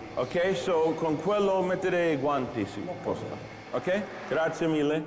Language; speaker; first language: Italian; non-native, learner; English